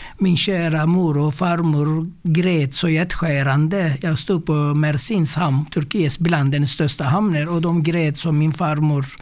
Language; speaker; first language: Swedish; non-native, fluent; Turkish